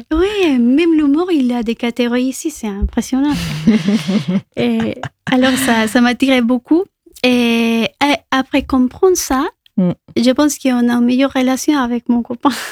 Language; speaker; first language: French; non-native, fluent; Spanish